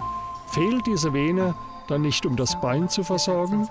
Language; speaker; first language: German; native; German